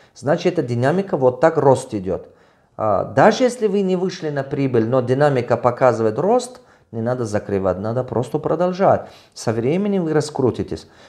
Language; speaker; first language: Russian; non-native, local second language; Tajik